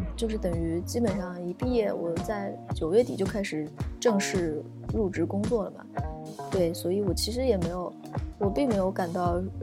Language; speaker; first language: Chinese; native; Chinese